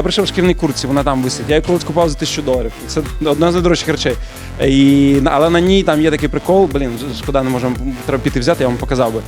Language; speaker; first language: Ukrainian; native; Ukrainian